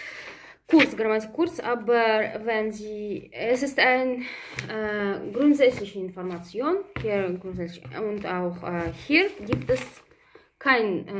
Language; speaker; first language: German; non-native, fluent; Russian